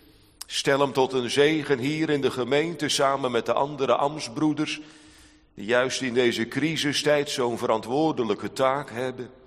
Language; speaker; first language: Dutch; native; Dutch